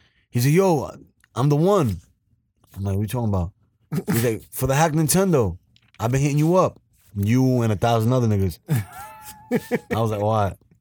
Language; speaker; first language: English; early bilingual, other home language; Spanish